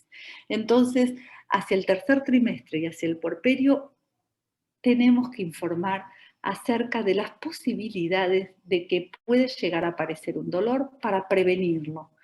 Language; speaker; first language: Spanish; native; Spanish